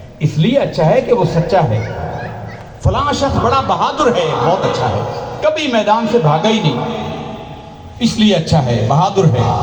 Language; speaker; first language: Urdu; non-native, local second language; Punjabi